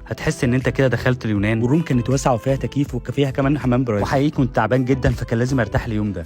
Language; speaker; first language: Arabic; native; Arabic